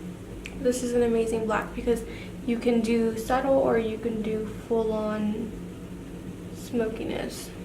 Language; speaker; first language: English; native; English